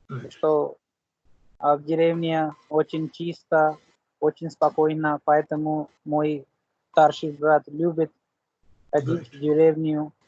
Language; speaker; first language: Russian; non-native, fluent; Hindi